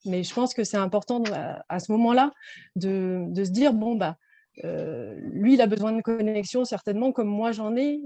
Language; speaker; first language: French; native; French